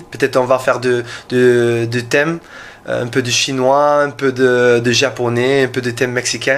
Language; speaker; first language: French; non-native, learner; English